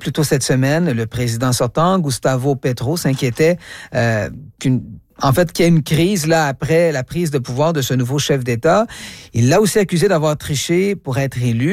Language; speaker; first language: French; native; French